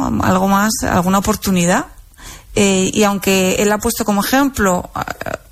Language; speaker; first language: Spanish; native; Spanish